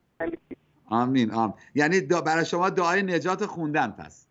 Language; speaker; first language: Persian; native; Persian